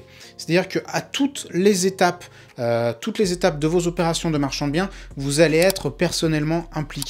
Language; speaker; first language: French; native; French